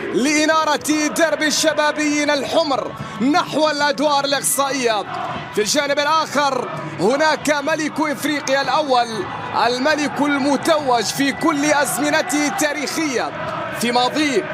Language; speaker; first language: Arabic; native; Arabic